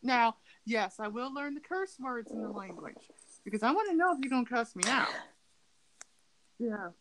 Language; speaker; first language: English; native; English